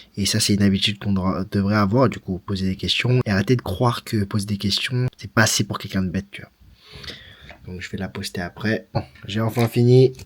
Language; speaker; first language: French; native; French